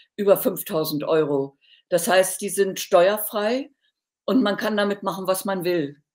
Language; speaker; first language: German; native; German